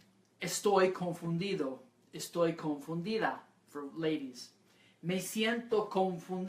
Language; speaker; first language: Spanish; non-native, fluent; English